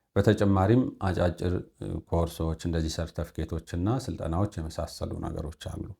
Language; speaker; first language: Amharic; non-native, local second language; Sebat Bet Gurage